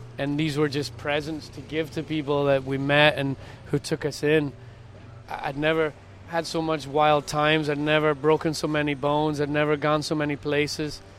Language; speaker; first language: English; native; English